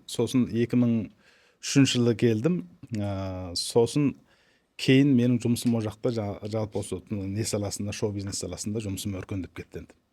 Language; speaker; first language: Kazakh; early bilingual, heritage; Kazakh